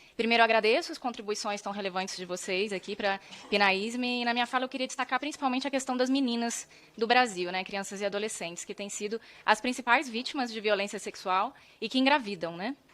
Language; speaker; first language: Portuguese; native; Portuguese